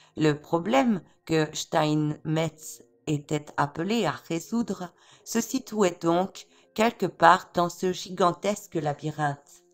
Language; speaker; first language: French; native; French